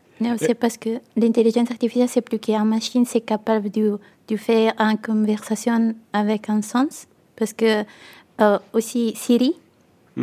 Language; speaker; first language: French; non-native, learner; Italian